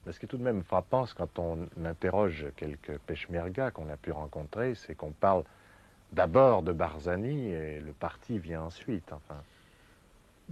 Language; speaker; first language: French; native; French